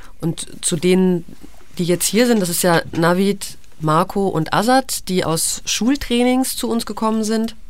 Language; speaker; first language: German; native; German